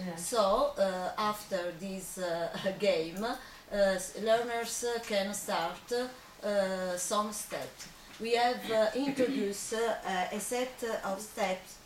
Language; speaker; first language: English; non-native, fluent; Italian